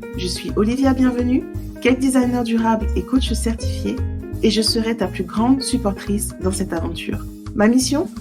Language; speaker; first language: French; native; French